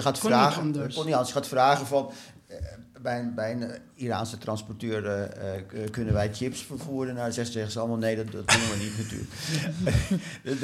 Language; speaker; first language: Dutch; native; Dutch